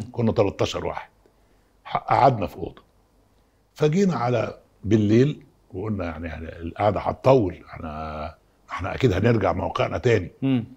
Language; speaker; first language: Arabic; native; Arabic